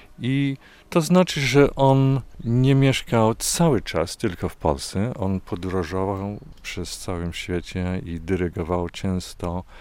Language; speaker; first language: Polish; non-native, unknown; English